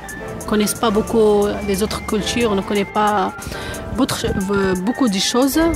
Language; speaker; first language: French; non-native, fluent; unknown